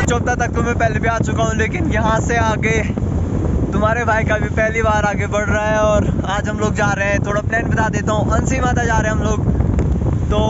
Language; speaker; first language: Hindi; native; Hindi